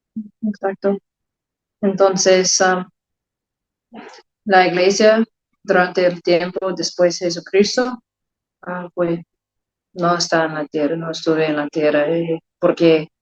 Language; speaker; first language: Spanish; non-native, learner; English